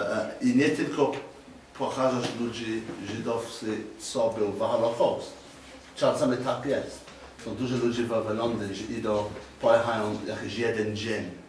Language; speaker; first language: Polish; non-native, learner; English